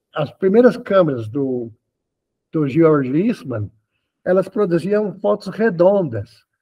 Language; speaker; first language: Portuguese; early bilingual, other home language; Spanish